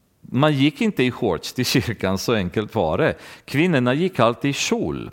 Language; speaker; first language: Swedish; non-native, fluent; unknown